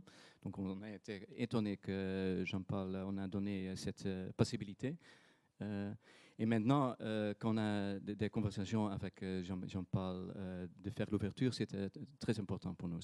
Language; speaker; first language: French; non-native, fluent; Dutch